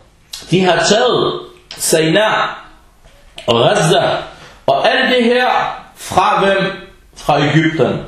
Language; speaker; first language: Danish; early bilingual, other home language; Arabic